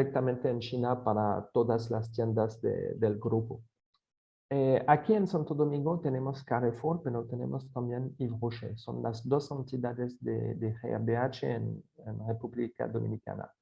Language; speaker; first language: Spanish; non-native, fluent; French